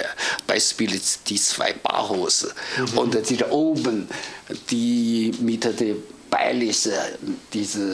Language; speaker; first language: German; non-native, learner; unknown